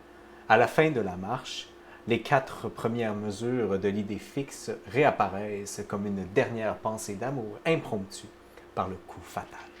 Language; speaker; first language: French; native; French